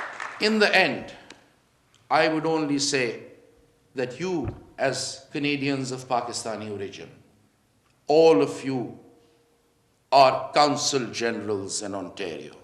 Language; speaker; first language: English; non-native, local second language; Urdu